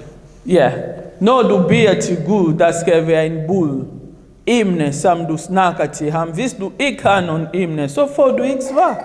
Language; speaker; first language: Swedish; non-native, learner; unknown